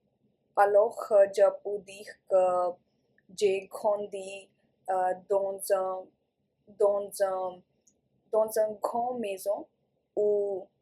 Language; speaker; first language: French; non-native, learner; Punjabi